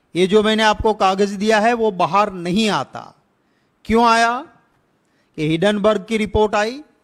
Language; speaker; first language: Hindi; non-native, local second language; Gujarati